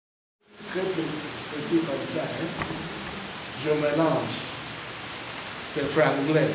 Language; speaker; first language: French; non-native, learner; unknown